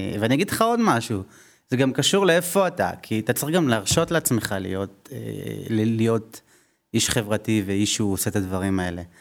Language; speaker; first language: Hebrew; native; Hebrew